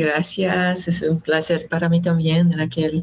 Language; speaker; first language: Spanish; non-native, learner; Hebrew